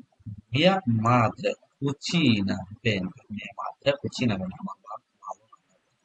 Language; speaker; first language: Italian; non-native, learner; Bangla